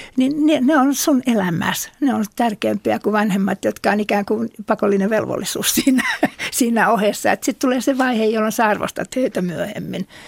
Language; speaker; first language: Finnish; native; Finnish